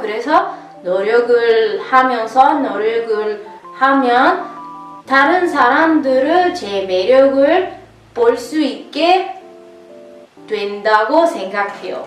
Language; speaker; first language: Korean; non-native, learner; Italian